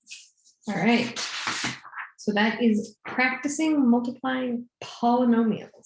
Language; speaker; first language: English; native; English